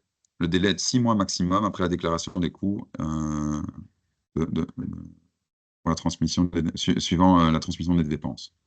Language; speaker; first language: French; native; French